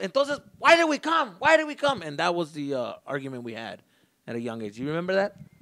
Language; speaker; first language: English; early bilingual, other home language; Spanish